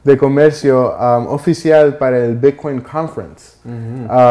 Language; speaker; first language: Spanish; early bilingual, heritage; Spanish